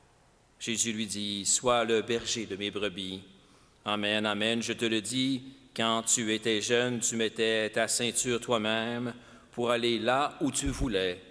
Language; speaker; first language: French; native; French